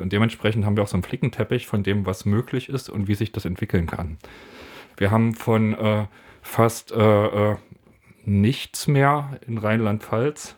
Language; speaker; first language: German; native; German